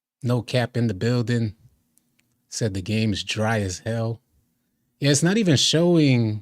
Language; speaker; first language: English; native; English